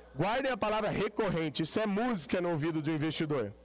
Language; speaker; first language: Portuguese; native; Portuguese